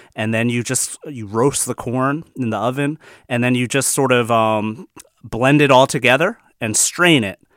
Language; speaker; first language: English; early bilingual, other home language; Chinese